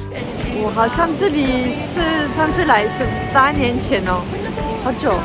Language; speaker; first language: Chinese; non-native, fluent; French